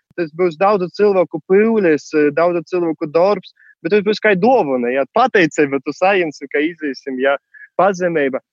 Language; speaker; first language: Latvian; non-native, fluent; Russian